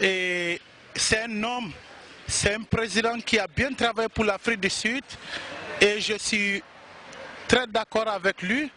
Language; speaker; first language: French; non-native, learner; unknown